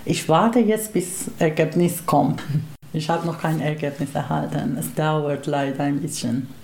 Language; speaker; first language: German; non-native, fluent; Persian